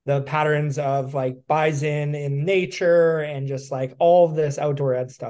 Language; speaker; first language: English; native; English